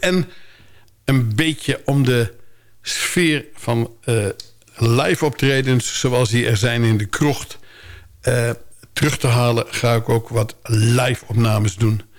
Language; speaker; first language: Dutch; native; Dutch